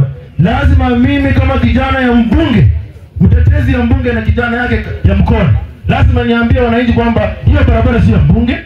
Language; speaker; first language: Swahili; non-native, local second language; Luyia